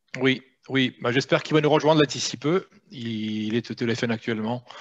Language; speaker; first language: French; native; French